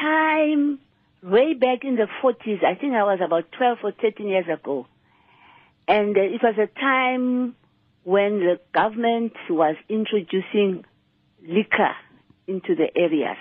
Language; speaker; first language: English; non-native, local second language; Xhosa